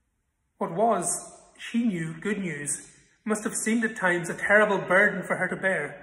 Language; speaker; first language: English; native; English